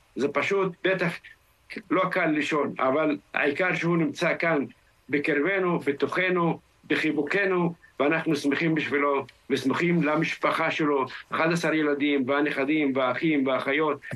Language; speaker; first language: Hebrew; non-native, local second language; Arabic